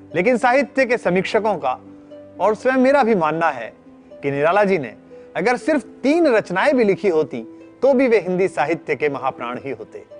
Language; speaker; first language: Hindi; native; Hindi